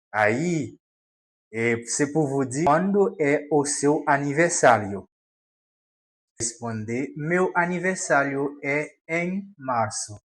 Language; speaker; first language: Portuguese; non-native, learner; Haitian Creole